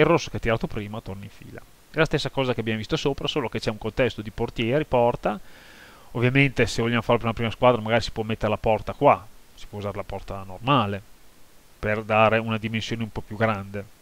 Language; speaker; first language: Italian; native; Italian